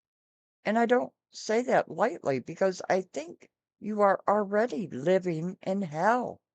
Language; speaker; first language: English; native; English